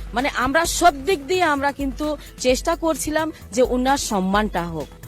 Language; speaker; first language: Bangla; non-native, local second language; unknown